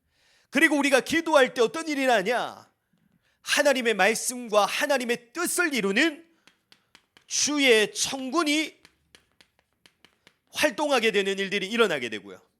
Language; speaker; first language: Korean; native; Korean